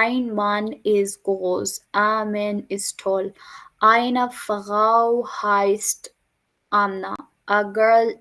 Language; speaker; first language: German; non-native, learner; Hindi